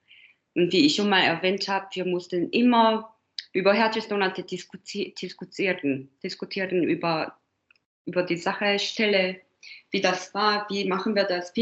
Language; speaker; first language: German; non-native, fluent; Korean